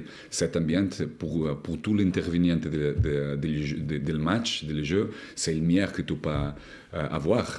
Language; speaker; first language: French; non-native, learner; Portuguese